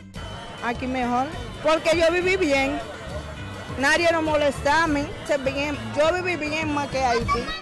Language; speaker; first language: Spanish; non-native, learner; Haitian Creole